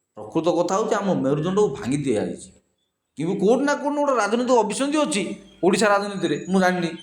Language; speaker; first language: Odia; native; Odia